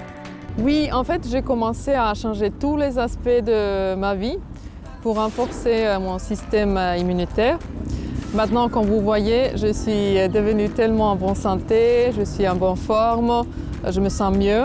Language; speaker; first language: French; non-native, fluent; Finnish